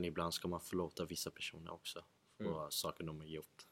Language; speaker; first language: Swedish; non-native, fluent; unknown